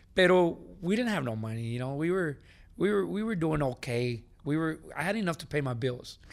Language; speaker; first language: Spanish; early bilingual, heritage; Spanish